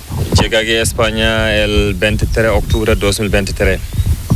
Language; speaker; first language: Spanish; non-native, learner; Fula